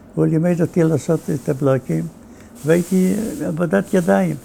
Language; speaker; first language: Hebrew; non-native, fluent; Romanian